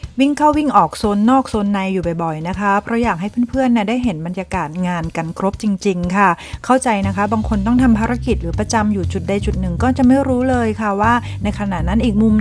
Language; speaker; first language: Thai; native; Thai